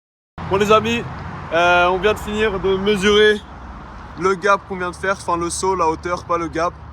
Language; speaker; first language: French; native; French